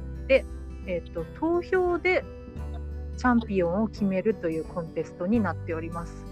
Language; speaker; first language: Japanese; native; Japanese